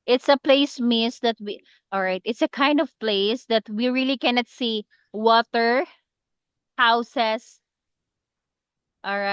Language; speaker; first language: English; non-native, local second language; Cebuano